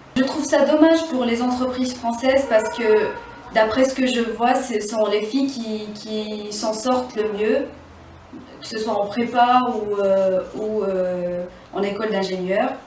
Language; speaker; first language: French; non-native, local second language; Arabic